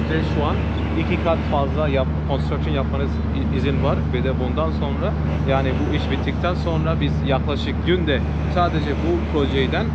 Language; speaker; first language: Turkish; non-native, fluent; Bangla